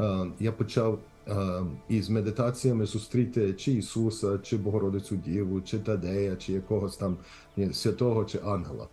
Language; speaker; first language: Ukrainian; early bilingual, heritage; Ukrainian